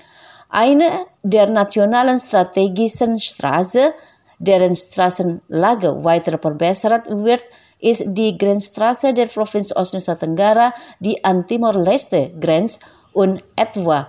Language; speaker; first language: German; non-native, fluent; Indonesian